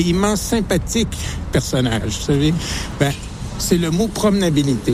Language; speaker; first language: French; native; French